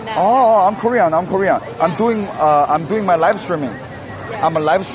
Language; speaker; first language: English; non-native, learner; Korean